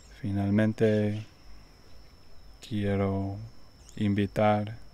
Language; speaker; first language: Spanish; non-native, learner; English